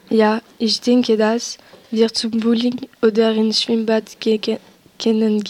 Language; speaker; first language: German; non-native, learner; French